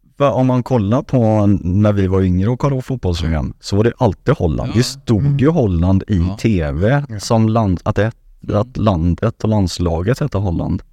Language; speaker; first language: Swedish; native; Swedish